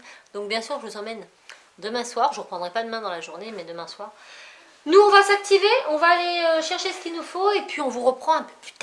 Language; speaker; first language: French; native; French